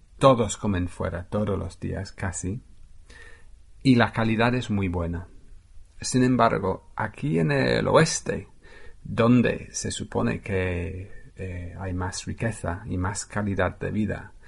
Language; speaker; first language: Spanish; non-native, fluent; English